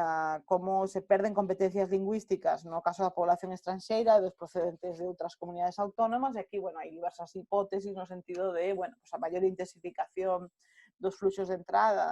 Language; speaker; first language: Galician; non-native, local second language; Spanish